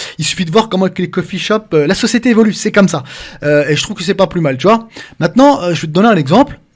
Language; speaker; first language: French; early bilingual, other home language; Arabic